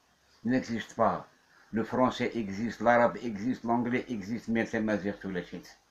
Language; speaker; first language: French; non-native, local second language; Kabyle